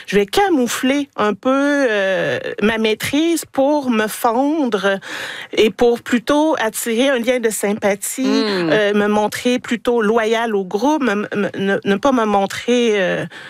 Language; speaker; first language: French; native; French